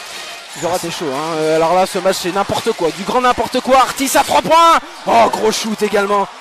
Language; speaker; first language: French; native; French